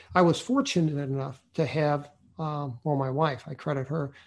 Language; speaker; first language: English; native; English